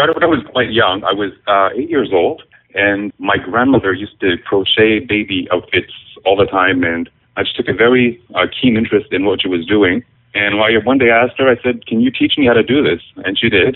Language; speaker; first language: English; native; English